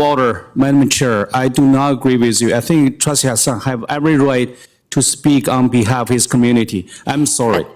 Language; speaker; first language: English; non-native, fluent; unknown